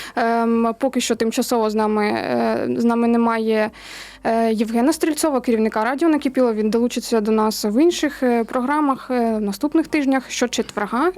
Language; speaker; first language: Ukrainian; native; Ukrainian